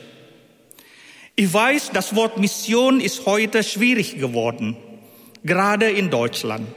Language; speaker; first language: German; non-native, fluent; Indonesian